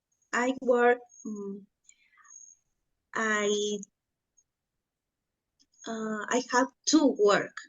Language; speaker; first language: English; non-native, learner; Spanish